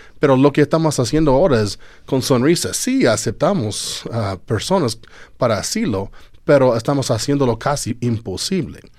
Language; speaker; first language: Spanish; non-native, fluent; English